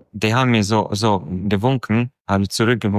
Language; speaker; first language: German; non-native, fluent; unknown